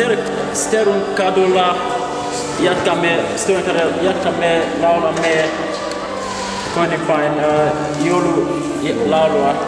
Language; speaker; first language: Finnish; non-native, learner; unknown